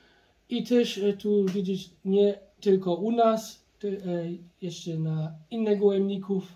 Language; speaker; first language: Polish; early bilingual, heritage; German